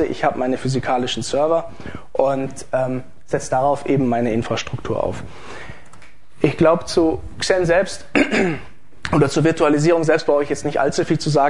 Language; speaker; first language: German; native; German